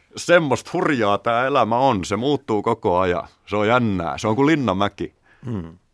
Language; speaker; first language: Finnish; native; Finnish